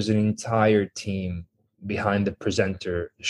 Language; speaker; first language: English; non-native, fluent; Greek